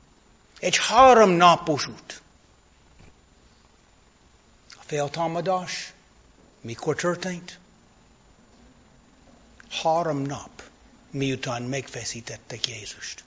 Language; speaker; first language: Hungarian; non-native, fluent; English